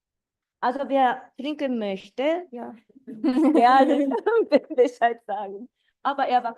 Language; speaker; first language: German; non-native, fluent; Japanese